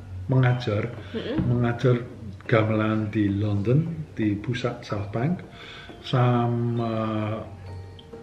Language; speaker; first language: Indonesian; non-native, fluent; English